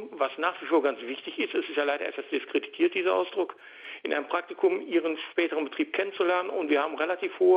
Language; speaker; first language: German; native; German